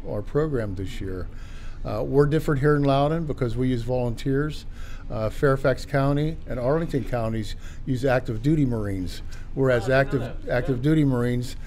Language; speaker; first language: English; native; English